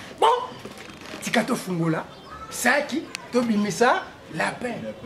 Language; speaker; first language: Lingala; non-native, local second language; Kongo